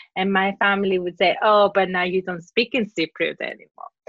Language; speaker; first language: English; non-native, fluent; Greek